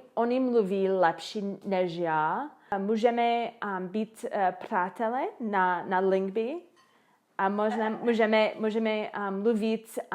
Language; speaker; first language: Czech; non-native, learner; English